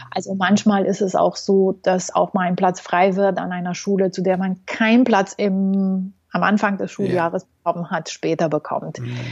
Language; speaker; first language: German; non-native, fluent; Romanian